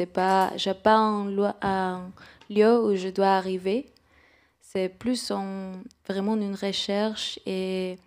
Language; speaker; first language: French; non-native, fluent; Spanish